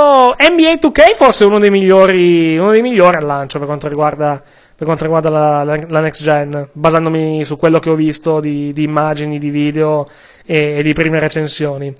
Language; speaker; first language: Italian; native; Italian